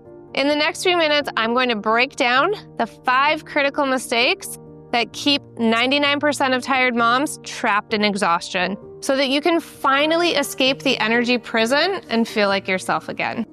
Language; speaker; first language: English; native; English